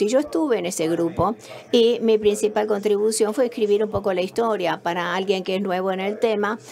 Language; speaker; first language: Spanish; non-native, learner; English